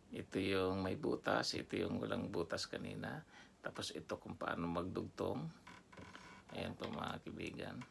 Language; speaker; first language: Filipino; non-native, local second language; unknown